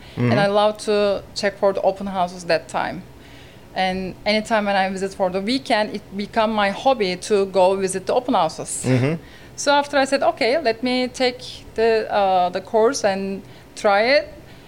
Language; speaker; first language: English; non-native, learner; Turkish